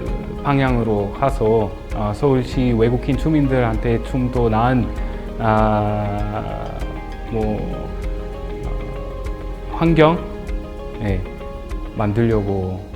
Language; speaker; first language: Korean; non-native, fluent; Arabic